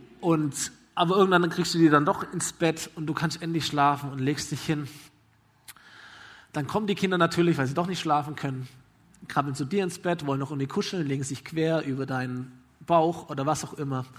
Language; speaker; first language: German; native; German